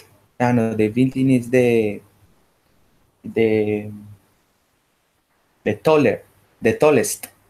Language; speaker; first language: English; non-native, learner; Spanish